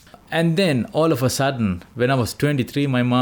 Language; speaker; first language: English; non-native, local second language; Sinhala